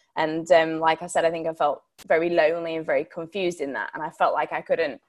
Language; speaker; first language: English; native; English